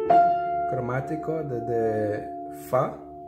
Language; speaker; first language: Spanish; native; Spanish